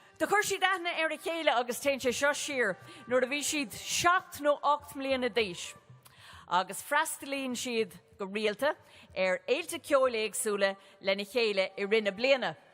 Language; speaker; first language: Irish; native; Irish